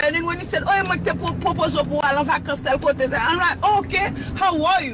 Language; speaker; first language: English; non-native, fluent; Haitian Creole